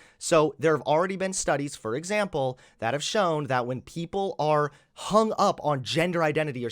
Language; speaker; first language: English; native; English